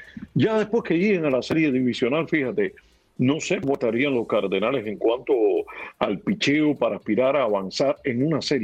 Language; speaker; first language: Spanish; native; Spanish